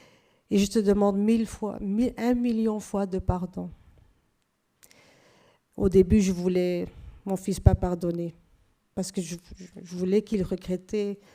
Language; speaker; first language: French; non-native, fluent; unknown